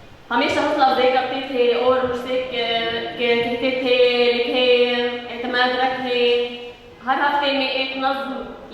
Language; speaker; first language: Hindi; non-native, fluent; Arabic